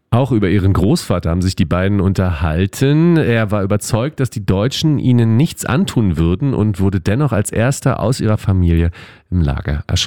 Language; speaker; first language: German; native; German